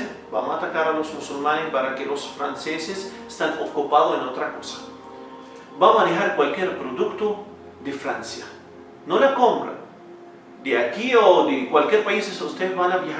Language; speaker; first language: Spanish; non-native, fluent; Arabic